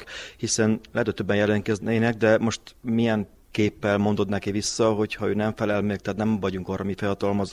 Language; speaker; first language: Hungarian; native; Hungarian